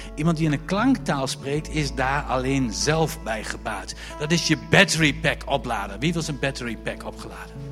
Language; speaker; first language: Dutch; native; Dutch